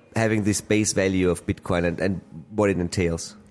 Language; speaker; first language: English; non-native, fluent; German